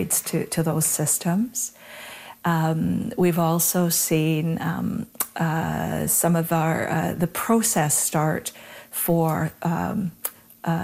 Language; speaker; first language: English; native; English